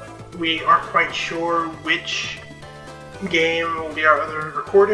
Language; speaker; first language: English; native; English